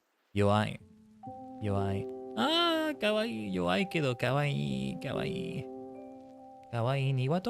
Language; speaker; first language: Japanese; non-native, learner; English